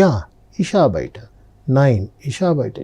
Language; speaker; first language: German; non-native, fluent; Telugu